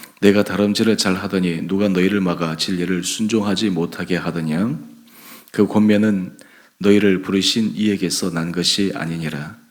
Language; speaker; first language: Korean; native; Korean